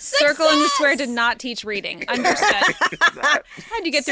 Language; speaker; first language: English; native; English